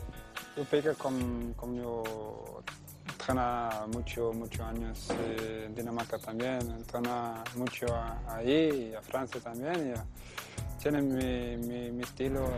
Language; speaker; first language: Spanish; non-native, learner; Danish